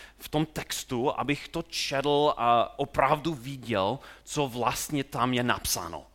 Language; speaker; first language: Czech; non-native, fluent; English